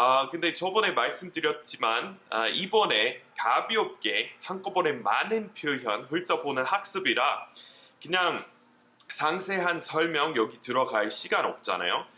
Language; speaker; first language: Korean; non-native, fluent; English